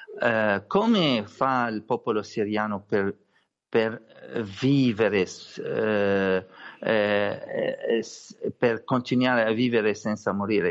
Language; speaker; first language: Italian; non-native, learner; Arabic